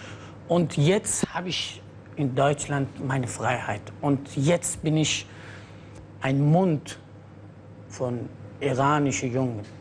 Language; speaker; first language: German; non-native, learner; Persian